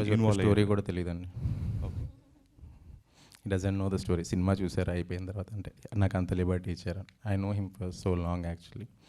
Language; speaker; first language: Telugu; native; Telugu